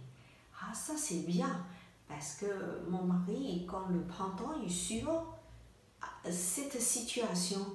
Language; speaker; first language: French; non-native, learner; Chinese